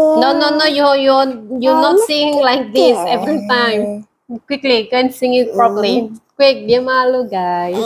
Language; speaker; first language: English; non-native, learner; Indonesian